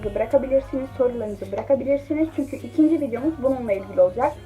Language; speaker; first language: Turkish; non-native, local second language; Portuguese